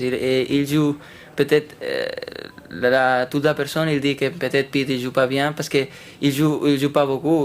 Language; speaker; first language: French; non-native, fluent; Spanish